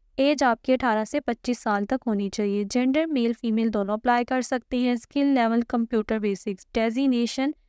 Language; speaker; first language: Urdu; native; Urdu